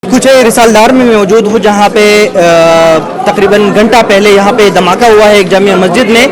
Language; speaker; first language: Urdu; non-native, local second language; Pashto